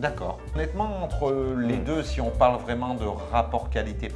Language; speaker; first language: French; native; French